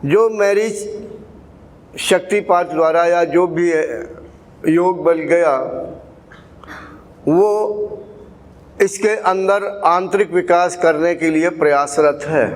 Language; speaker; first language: Hindi; native; Hindi